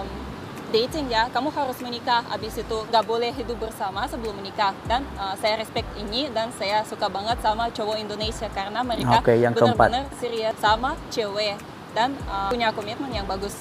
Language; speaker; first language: Indonesian; non-native, fluent; Russian